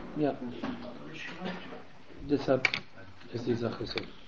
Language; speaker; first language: German; non-native, fluent; Arabic